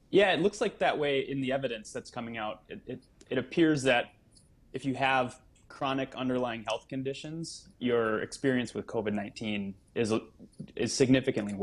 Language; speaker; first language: English; native; English